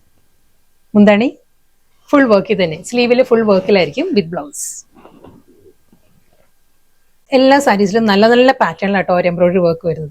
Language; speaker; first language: Malayalam; native; Malayalam